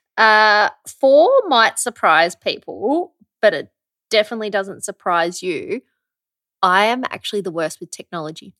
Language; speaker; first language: English; native; English